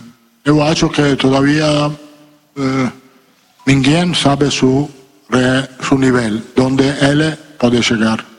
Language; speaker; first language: Portuguese; non-native, learner; Italian